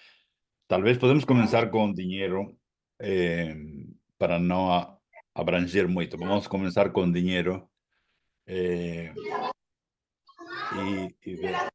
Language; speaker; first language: Portuguese; non-native, fluent; Spanish